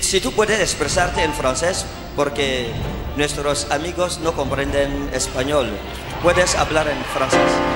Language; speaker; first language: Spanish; non-native, learner; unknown